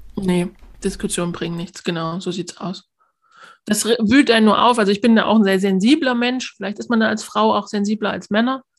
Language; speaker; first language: German; native; German